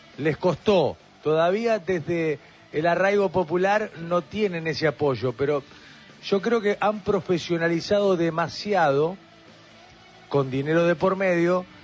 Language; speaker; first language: Spanish; native; Spanish